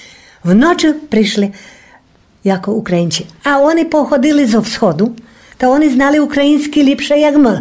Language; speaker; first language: Polish; non-native, local second language; Rusyn